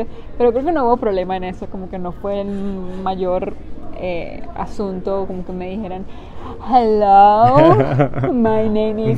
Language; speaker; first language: Spanish; native; Spanish